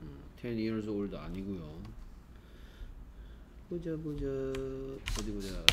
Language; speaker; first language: Korean; native; Korean